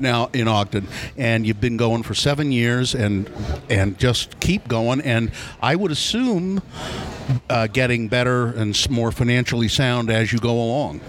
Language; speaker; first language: English; native; English